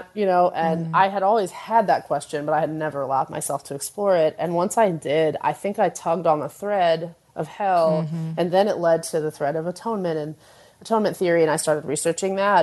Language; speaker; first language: English; native; English